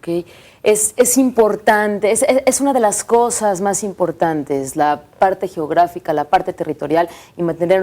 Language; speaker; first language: Spanish; native; Spanish